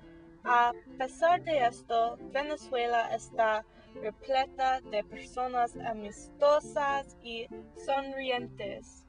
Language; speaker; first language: Spanish; non-native, learner; English